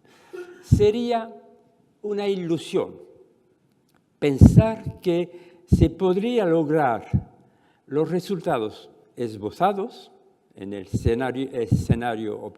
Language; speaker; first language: Spanish; non-native, fluent; French